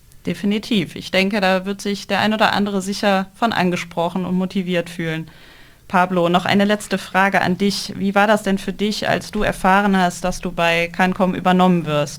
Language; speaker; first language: German; native; German